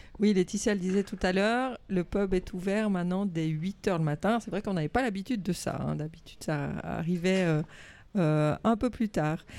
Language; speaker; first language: French; native; French